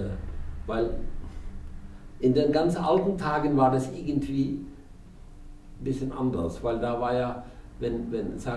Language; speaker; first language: German; non-native, fluent; Norwegian